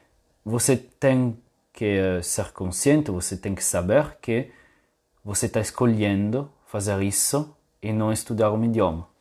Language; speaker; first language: Portuguese; non-native, fluent; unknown